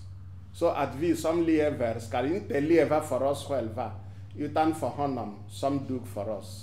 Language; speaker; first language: Swedish; non-native, fluent; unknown